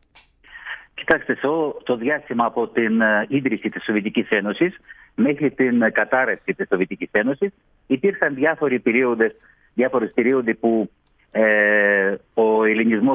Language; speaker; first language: Greek; early bilingual, heritage; Greek